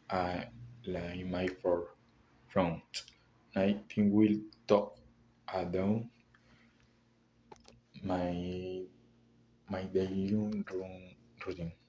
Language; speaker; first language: English; non-native, learner; Spanish